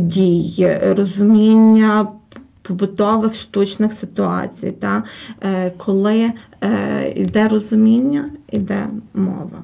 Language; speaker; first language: Ukrainian; native; Ukrainian